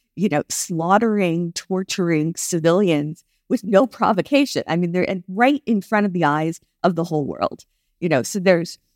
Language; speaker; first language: English; native; English